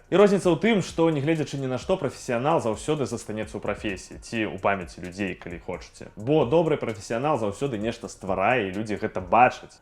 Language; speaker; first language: Belarusian; non-native, local second language; Russian